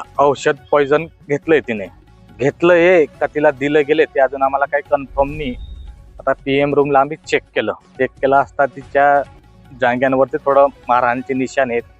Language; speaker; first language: Marathi; non-native, local second language; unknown